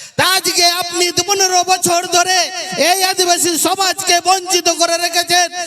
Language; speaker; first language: Bangla; non-native, local second language; Santali